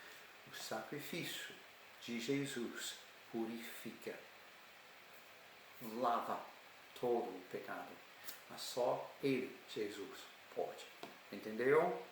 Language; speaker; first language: Portuguese; non-native, learner; English